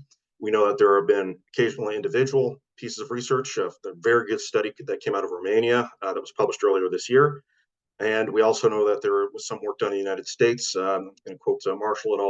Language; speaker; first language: English; native; English